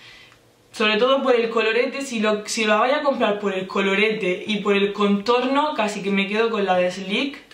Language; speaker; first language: Spanish; native; Spanish